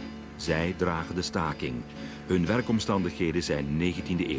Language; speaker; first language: Dutch; native; Dutch